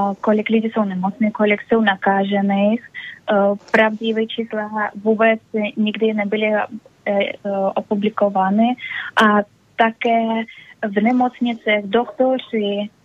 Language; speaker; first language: Czech; non-native, learner; Russian